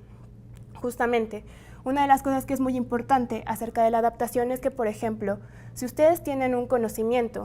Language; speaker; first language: Spanish; native; Spanish